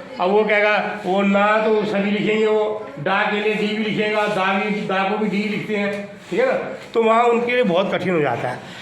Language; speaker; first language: Hindi; native; Hindi